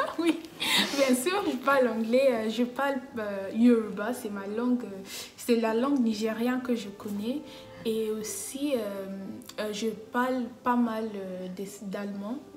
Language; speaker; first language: French; non-native, fluent; Yoruba